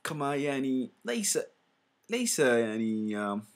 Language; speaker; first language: Arabic; non-native, learner; English